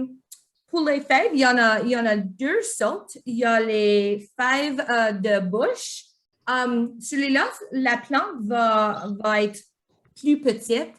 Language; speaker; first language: French; non-native, local second language; English